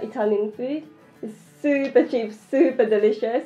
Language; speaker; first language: English; native; English